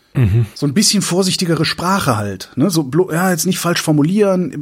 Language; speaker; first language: German; native; German